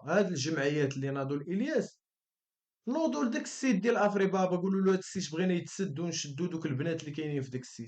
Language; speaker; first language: Arabic; native; Arabic